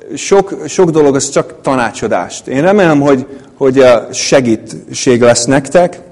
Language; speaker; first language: Hungarian; non-native, fluent; English